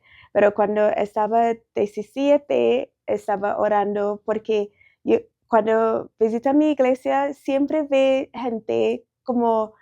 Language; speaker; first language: Spanish; non-native, learner; English